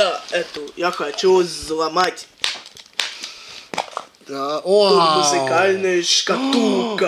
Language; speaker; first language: Russian; early bilingual, heritage; Russian